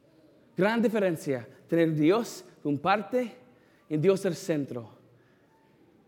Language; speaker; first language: Spanish; non-native, fluent; English